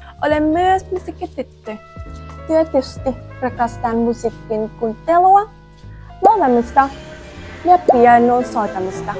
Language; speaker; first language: Finnish; non-native, learner; Vietnamese